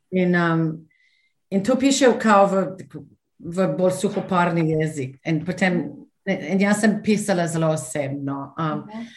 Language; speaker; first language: Slovenian; non-native, fluent; English